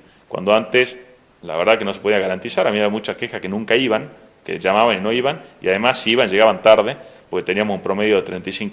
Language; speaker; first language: Spanish; native; Spanish